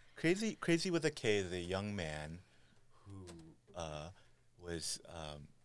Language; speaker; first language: English; native; English